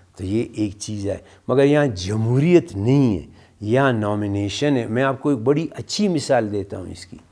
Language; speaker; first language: Urdu; non-native, local second language; Brahui